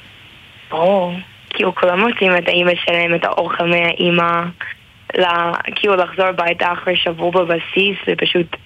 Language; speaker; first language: Hebrew; non-native, learner; English